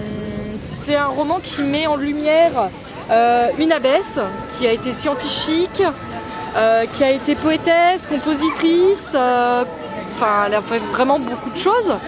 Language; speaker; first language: French; native; French